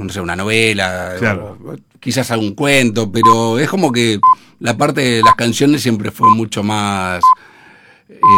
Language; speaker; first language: Spanish; native; Spanish